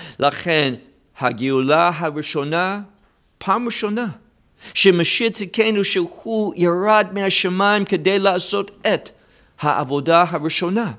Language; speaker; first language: Hebrew; non-native, fluent; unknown